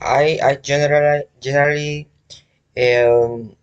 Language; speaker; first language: English; non-native, learner; Spanish